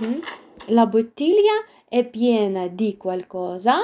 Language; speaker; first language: Italian; non-native, fluent; Ukrainian